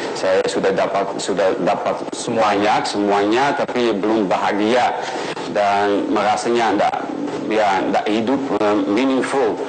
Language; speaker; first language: Indonesian; non-native, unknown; Dutch